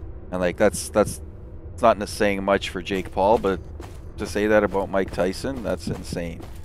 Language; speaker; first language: English; early bilingual, other home language; Russian